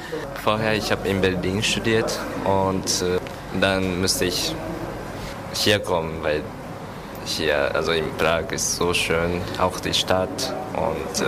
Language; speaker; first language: German; non-native, learner; Japanese